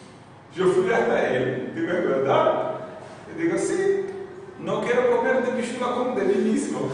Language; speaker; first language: Spanish; non-native, fluent; Portuguese